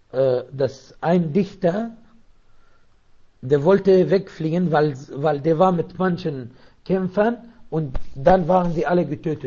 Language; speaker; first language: German; non-native, fluent; Arabic